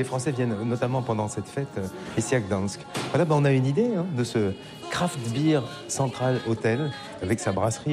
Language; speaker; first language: French; native; French